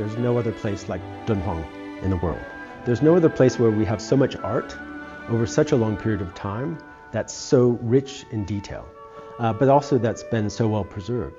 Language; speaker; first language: English; native; English